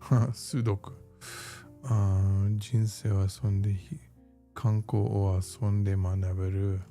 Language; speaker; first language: Japanese; non-native, learner; English